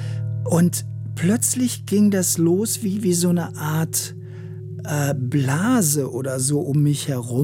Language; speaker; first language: German; native; German